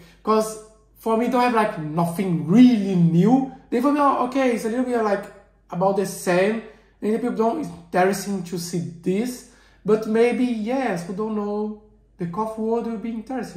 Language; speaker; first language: English; non-native, learner; Portuguese